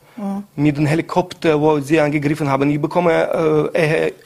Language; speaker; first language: German; non-native, learner; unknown